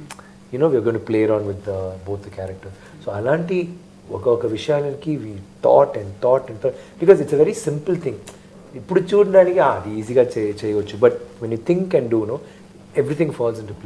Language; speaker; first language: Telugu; non-native, local second language; Tamil